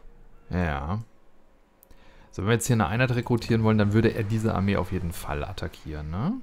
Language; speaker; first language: German; native; German